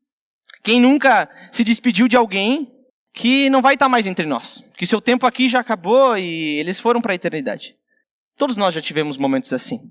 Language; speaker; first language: Portuguese; native; Portuguese